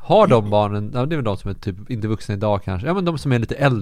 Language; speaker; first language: Swedish; native; Swedish